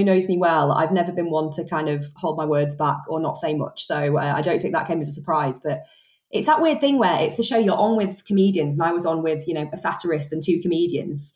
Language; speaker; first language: English; native; English